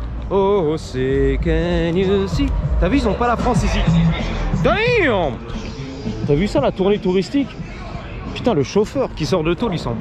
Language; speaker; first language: French; native; French